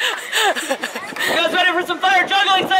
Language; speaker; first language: English; native; English